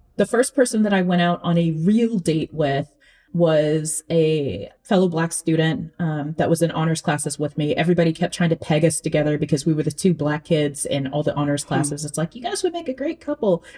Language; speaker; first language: English; early bilingual, other home language; Akan